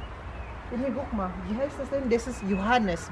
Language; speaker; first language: German; non-native, learner; Filipino